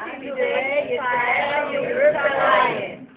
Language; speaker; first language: Hebrew; non-native, learner; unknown